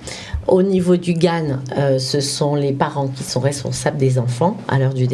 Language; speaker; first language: French; native; French